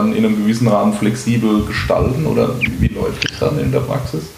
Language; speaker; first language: German; native; German